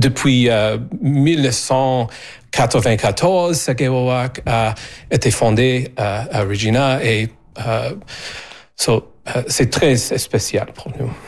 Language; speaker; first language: French; non-native, learner; English